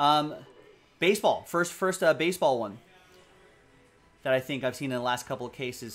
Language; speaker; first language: English; native; English